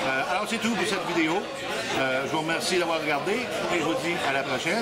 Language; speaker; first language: French; native; French